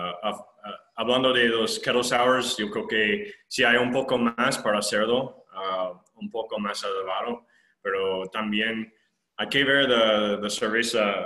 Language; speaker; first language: Spanish; non-native, fluent; English